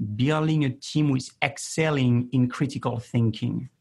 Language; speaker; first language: English; non-native, fluent; French